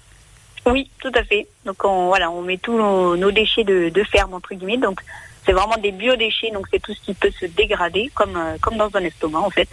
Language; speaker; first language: French; native; French